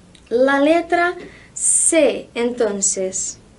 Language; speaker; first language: Spanish; non-native, fluent; Portuguese